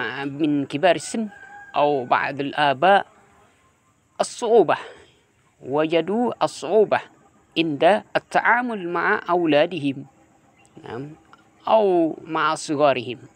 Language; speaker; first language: Arabic; non-native, fluent; Indonesian